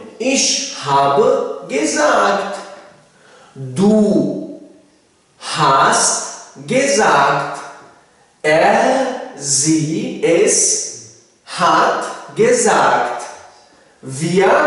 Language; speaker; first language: German; non-native, fluent; Tajik